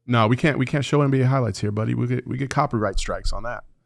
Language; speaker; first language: English; native; English